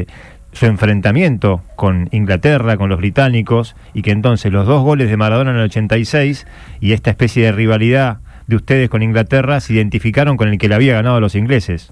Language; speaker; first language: Spanish; native; Spanish